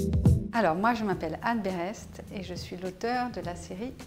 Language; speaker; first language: French; native; French